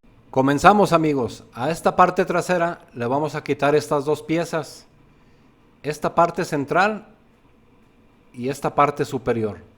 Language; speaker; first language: Spanish; native; Spanish